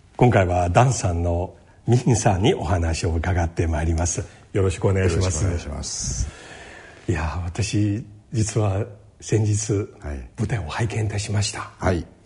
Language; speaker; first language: Japanese; non-native, fluent; Chinese